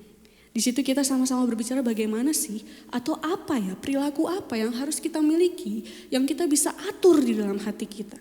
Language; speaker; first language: Indonesian; native; Indonesian